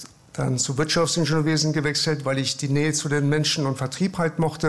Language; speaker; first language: German; early bilingual, other home language; Persian